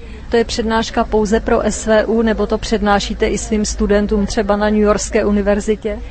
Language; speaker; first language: Czech; native; Czech